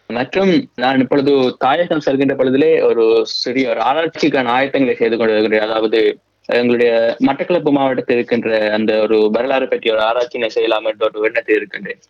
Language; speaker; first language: Tamil; native; Tamil